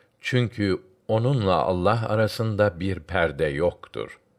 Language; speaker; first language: Turkish; native; Turkish